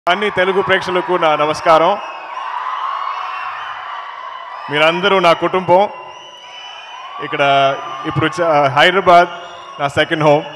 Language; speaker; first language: Telugu; non-native, learner; Malayalam